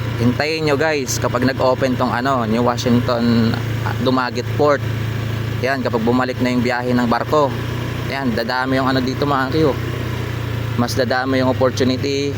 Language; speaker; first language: Filipino; non-native, local second language; Aklanon